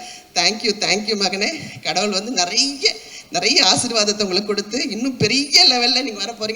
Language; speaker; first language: Tamil; native; Tamil